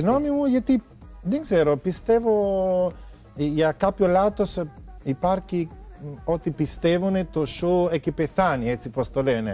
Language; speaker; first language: Greek; non-native, learner; Italian